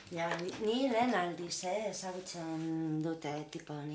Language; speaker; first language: Basque; non-native, local second language; Spanish